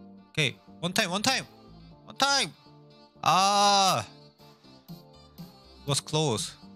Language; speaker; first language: English; non-native, fluent; Korean